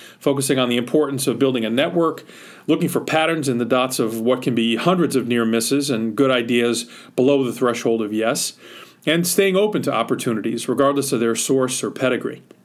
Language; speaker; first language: English; native; English